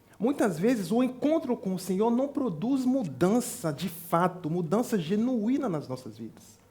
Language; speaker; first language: Portuguese; non-native, fluent; French